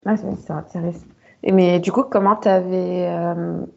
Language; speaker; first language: French; native; French